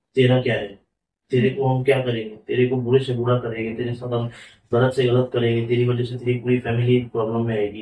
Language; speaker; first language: Hindi; non-native, local second language; Marathi